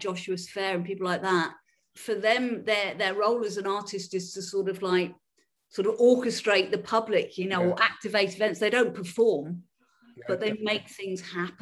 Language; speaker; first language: English; native; English